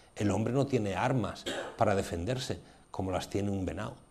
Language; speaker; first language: Spanish; native; Spanish